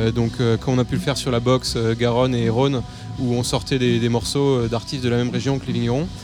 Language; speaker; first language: French; native; French